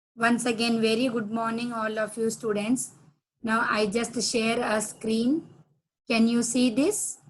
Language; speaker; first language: English; non-native, local second language; Hindi